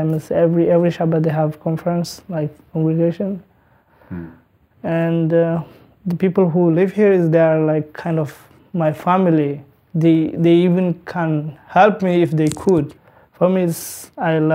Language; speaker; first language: English; non-native, learner; Tigrinya